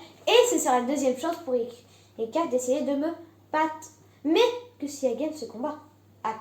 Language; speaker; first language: French; native; French